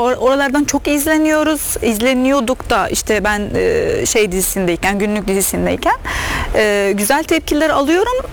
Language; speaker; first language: Turkish; non-native, fluent; Arabic